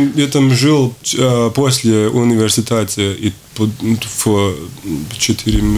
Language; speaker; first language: Russian; non-native, local second language; Latvian